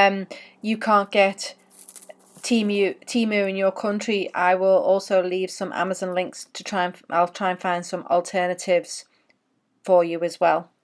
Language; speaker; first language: English; native; English